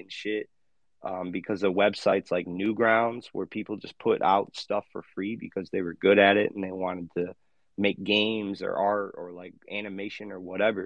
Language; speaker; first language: English; native; English